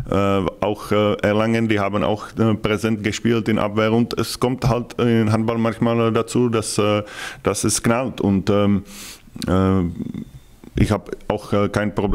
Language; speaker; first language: German; non-native, fluent; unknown